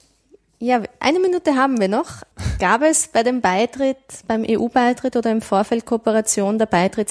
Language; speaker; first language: German; native; German